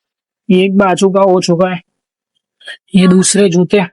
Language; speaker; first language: Hindi; non-native, local second language; Gujarati